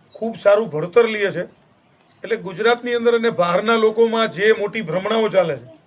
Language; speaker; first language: Gujarati; native; Gujarati